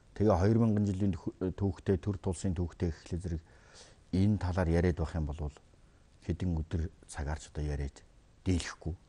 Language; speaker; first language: Mongolian; native; Mongolian